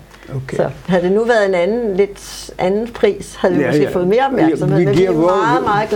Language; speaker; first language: Danish; native; Danish